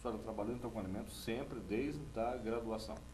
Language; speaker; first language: Portuguese; native; Portuguese